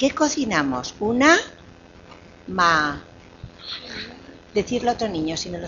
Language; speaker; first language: Spanish; native; Spanish